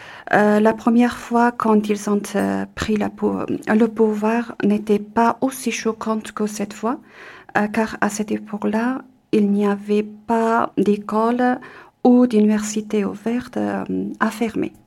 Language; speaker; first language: French; non-native, fluent; Persian